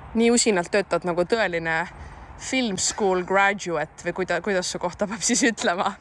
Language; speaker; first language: Estonian; native; Estonian